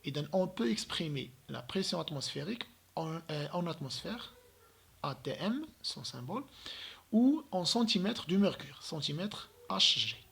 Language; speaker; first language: French; non-native, local second language; Arabic